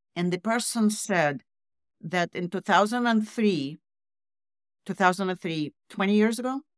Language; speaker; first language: English; non-native, fluent; Russian